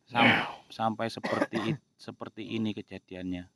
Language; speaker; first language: Indonesian; native; Indonesian